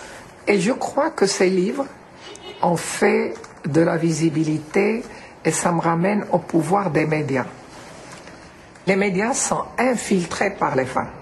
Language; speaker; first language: French; non-native, local second language; Arabic